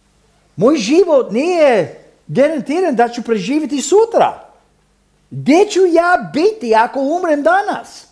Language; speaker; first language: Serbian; early bilingual, heritage; Serbian